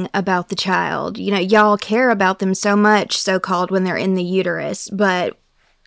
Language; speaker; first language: English; native; English